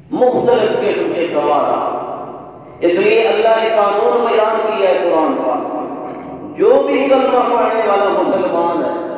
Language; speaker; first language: Urdu; non-native, local second language; Saraiki